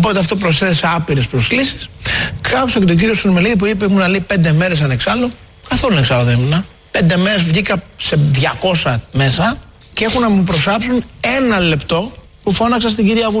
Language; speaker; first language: Greek; native; Greek